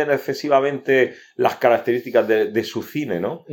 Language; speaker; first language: Spanish; native; Spanish